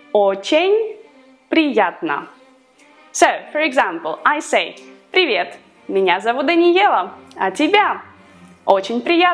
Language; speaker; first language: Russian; non-native, fluent; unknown